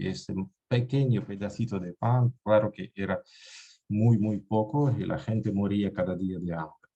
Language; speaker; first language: Spanish; non-native, fluent; Russian